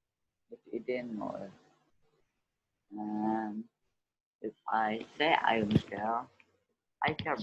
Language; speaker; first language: English; non-native, learner; Indonesian